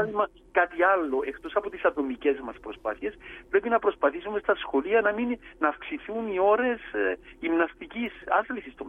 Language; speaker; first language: Greek; native; Greek